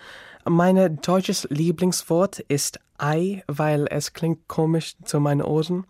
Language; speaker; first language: German; early bilingual, other home language; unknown